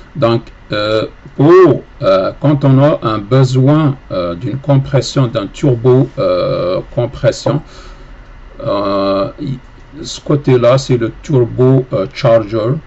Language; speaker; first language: French; native; French